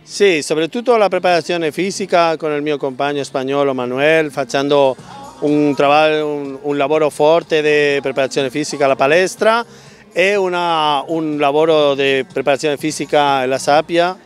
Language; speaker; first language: Italian; non-native, learner; Spanish